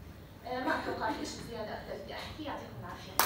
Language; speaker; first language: Arabic; native; Arabic